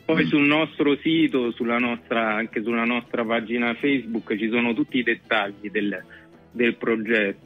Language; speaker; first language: Italian; native; Italian